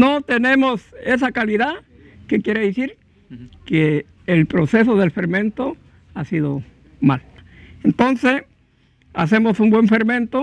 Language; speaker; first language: Spanish; native; Spanish